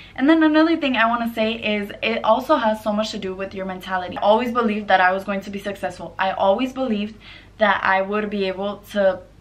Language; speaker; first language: English; native; English